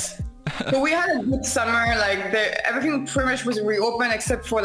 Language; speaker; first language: English; non-native, fluent; French